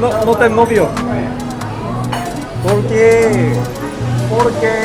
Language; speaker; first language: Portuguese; non-native, learner; Korean